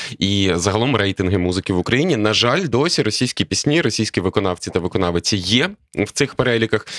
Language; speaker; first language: Ukrainian; native; Ukrainian